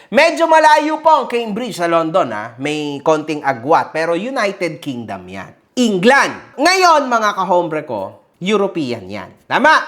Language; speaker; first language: Filipino; early bilingual, heritage; Filipino